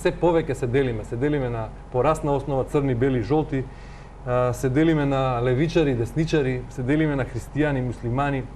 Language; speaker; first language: Macedonian; native; Macedonian